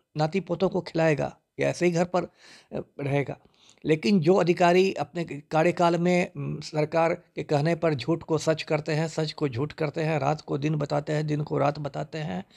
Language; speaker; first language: Hindi; native; Hindi